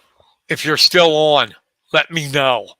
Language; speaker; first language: English; native; English